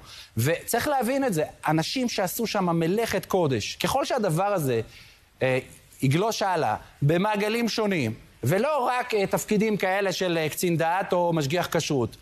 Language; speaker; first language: Hebrew; native; Hebrew